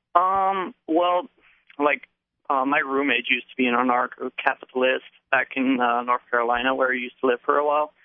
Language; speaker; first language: English; non-native, fluent; Dutch